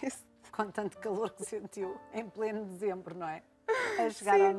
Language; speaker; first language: Portuguese; native; Portuguese